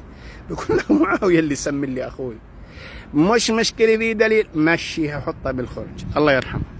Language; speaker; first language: Arabic; native; Arabic